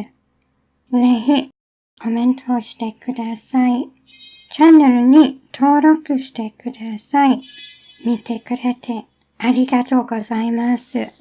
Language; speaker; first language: Japanese; non-native, learner; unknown